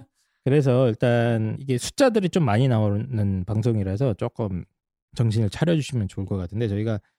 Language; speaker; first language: Korean; native; Korean